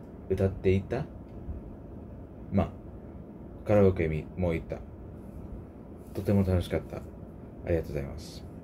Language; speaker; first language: Japanese; non-native, learner; English